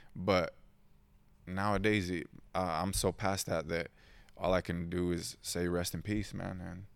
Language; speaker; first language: English; early bilingual, other home language; Spanish